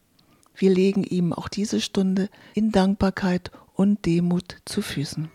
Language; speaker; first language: German; native; German